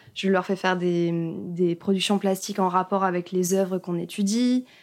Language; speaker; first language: French; native; French